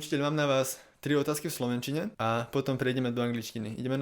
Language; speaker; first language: Slovak; native; Slovak